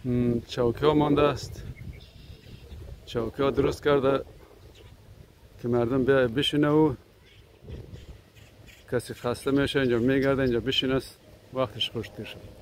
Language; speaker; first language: Persian; native; Persian